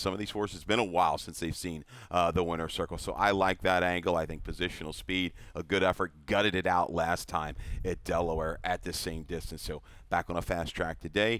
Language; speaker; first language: English; native; English